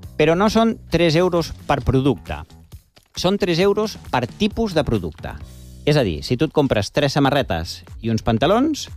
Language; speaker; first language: Catalan; non-native, local second language; Spanish